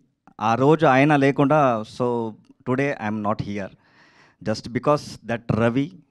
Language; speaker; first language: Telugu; non-native, learner; Kannada